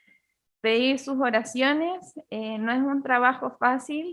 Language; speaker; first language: Spanish; native; Spanish